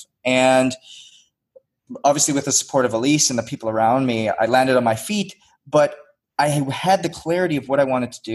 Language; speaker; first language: English; native; English